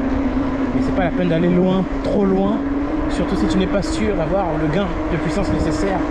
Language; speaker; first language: French; native; French